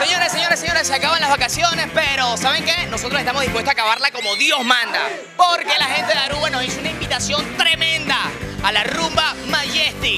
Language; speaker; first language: Spanish; native; Spanish